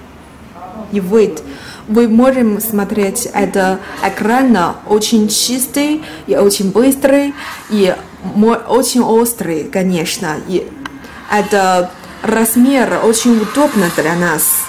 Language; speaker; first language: Russian; non-native, learner; Chinese